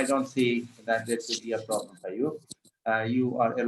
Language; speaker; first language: English; non-native, local second language; Urdu